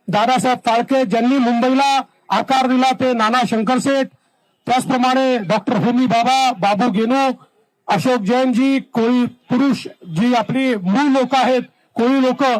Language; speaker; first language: Marathi; native; Marathi